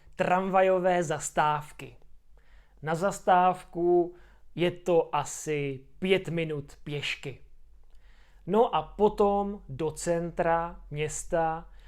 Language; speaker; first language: Czech; native; Czech